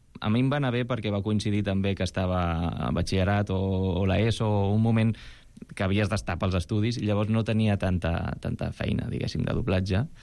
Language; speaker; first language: Catalan; non-native, local second language; Spanish